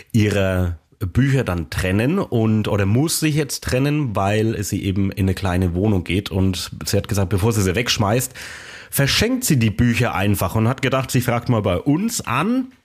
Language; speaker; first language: German; native; German